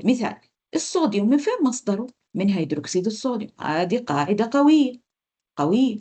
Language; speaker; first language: Arabic; native; Arabic